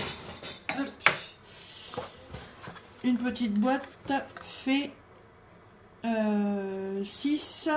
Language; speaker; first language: French; native; French